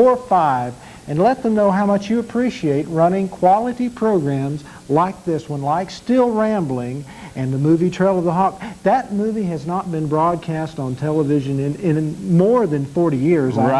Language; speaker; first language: English; native; English